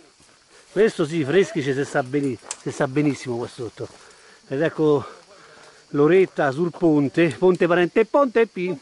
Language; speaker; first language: Italian; native; Italian